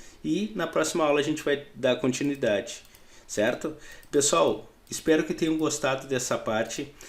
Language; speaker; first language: Portuguese; native; Portuguese